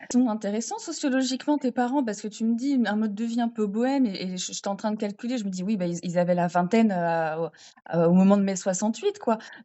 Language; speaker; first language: French; native; French